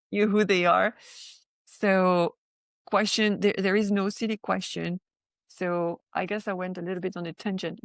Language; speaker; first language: English; non-native, fluent; French